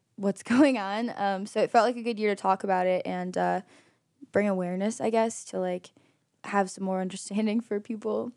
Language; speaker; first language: English; native; English